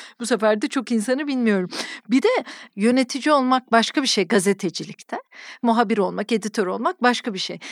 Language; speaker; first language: Turkish; native; Turkish